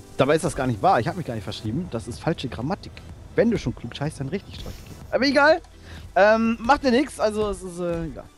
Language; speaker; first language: German; native; German